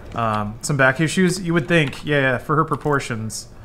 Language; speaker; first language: English; native; English